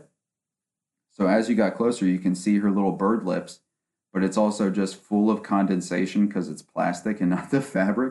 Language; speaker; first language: English; native; English